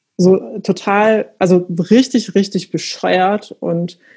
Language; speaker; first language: German; native; German